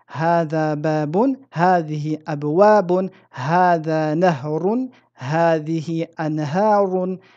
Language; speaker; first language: Arabic; non-native, fluent; French